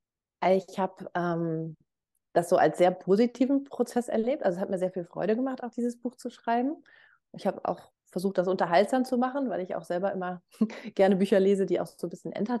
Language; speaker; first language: German; native; German